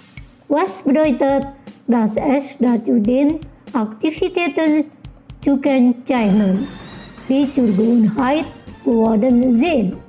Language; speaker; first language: German; non-native, fluent; Indonesian